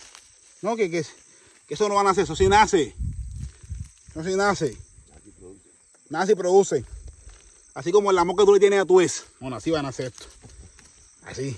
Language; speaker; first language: Spanish; native; Spanish